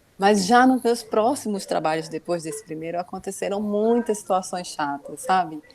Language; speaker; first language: Portuguese; native; Portuguese